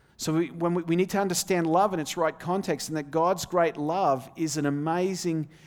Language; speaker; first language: English; native; English